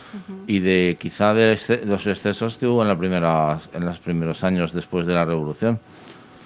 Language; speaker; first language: Spanish; native; Spanish